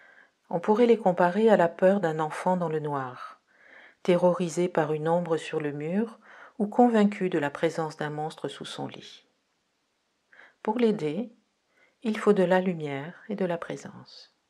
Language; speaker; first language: French; native; French